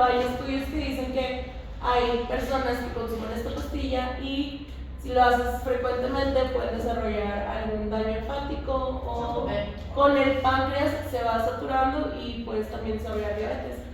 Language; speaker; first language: Spanish; native; Spanish